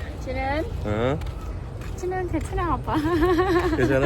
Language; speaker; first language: Korean; non-native, learner; Khmer